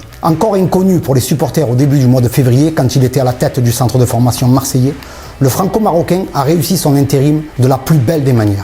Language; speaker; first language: French; native; French